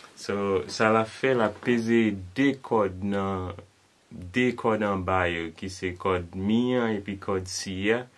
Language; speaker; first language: Haitian Creole; native; Haitian Creole